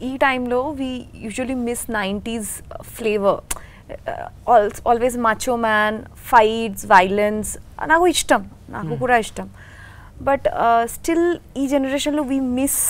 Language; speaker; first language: Telugu; non-native, learner; Bangla